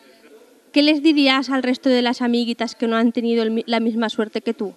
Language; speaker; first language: Spanish; native; Spanish